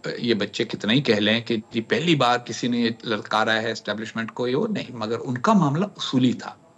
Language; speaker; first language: Urdu; native; Urdu